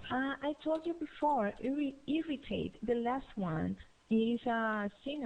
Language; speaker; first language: English; non-native, learner; Spanish